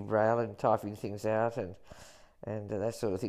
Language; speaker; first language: English; native; English